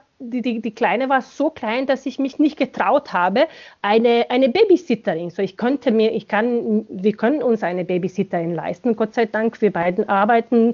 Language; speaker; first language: German; non-native, fluent; Bosnian